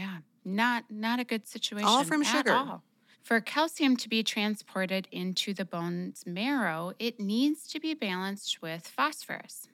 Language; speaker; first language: English; native; English